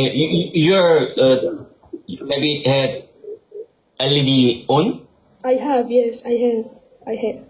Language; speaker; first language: English; non-native, learner; Arabic